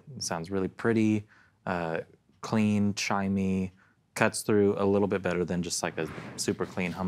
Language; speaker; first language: English; native; English